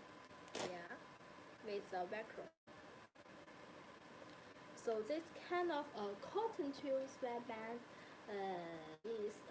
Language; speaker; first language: English; non-native, learner; Chinese